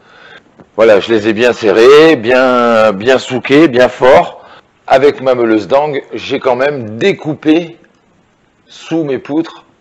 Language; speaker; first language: French; native; French